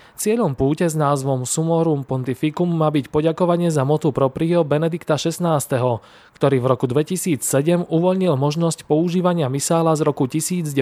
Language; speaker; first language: Slovak; native; Slovak